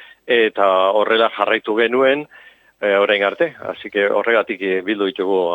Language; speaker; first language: Basque; non-native, local second language; Spanish